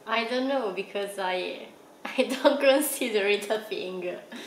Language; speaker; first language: English; non-native, fluent; Italian